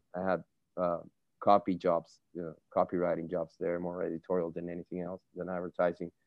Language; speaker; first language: English; non-native, fluent; Spanish